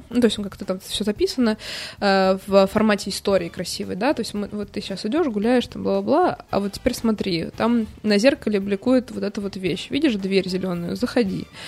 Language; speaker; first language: Russian; native; Russian